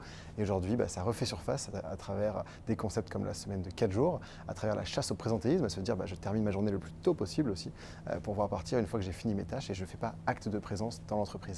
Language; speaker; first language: French; native; French